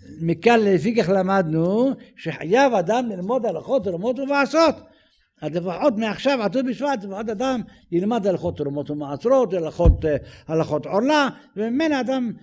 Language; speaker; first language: Hebrew; native; Hebrew